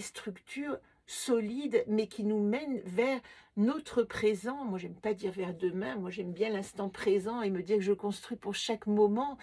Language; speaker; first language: French; native; French